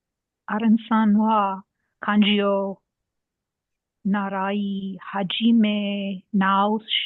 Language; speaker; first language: Japanese; non-native, learner; English